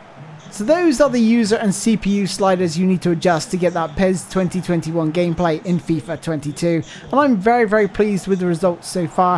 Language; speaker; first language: English; native; English